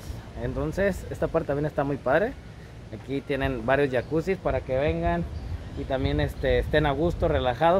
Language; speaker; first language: Spanish; native; Spanish